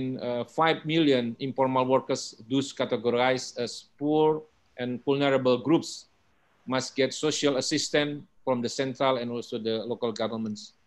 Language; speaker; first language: English; non-native, fluent; Indonesian